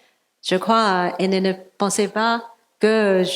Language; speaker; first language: French; non-native, learner; Cantonese